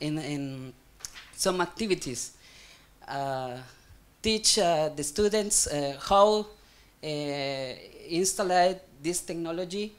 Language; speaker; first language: English; non-native, learner; Spanish